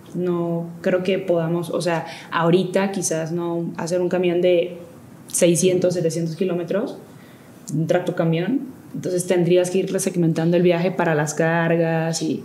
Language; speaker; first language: Spanish; native; Spanish